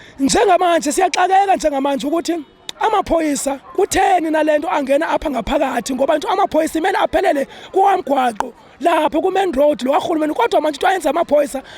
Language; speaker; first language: Zulu; non-native, local second language; Xhosa